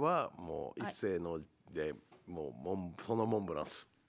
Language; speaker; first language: Japanese; native; Japanese